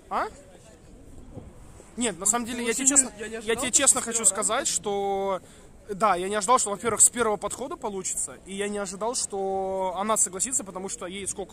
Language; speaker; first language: Russian; native; Russian